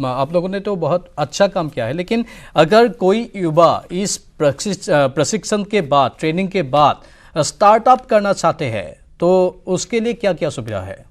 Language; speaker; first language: Hindi; non-native, local second language; Assamese